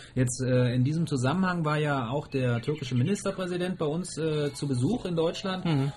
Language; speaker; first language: German; native; German